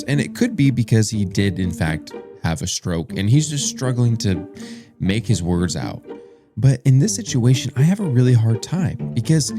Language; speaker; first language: English; native; English